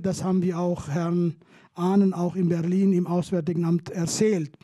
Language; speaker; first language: German; non-native, fluent; Kurdish